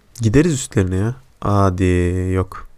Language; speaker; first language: Turkish; native; Turkish